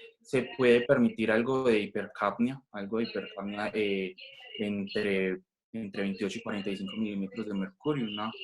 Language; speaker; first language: Spanish; native; Spanish